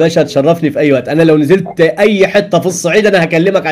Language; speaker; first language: Arabic; native; Arabic